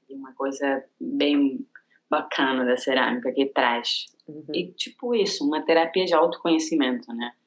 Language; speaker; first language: Portuguese; non-native, fluent; Spanish